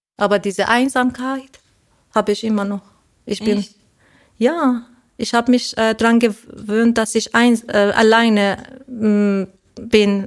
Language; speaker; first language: German; non-native, fluent; Persian